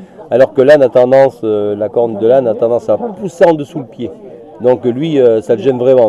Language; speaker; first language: French; native; French